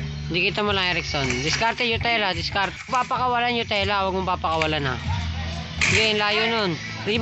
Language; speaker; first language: Filipino; native; Filipino